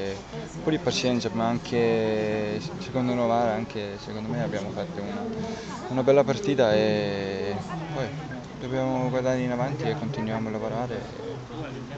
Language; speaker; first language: Italian; non-native, learner; Danish